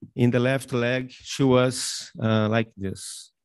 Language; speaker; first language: English; non-native, fluent; Portuguese